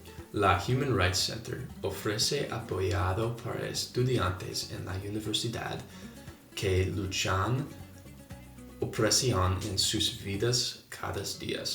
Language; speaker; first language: Spanish; non-native, learner; English